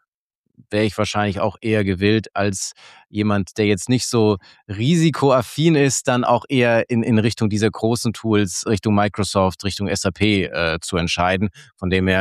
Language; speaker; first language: German; native; German